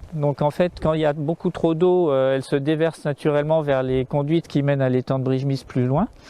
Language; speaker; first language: French; native; French